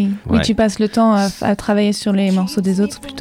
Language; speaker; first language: French; native; French